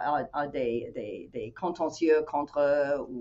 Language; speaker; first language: French; non-native, fluent; English